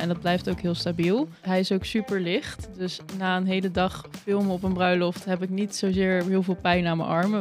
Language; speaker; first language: Dutch; native; Dutch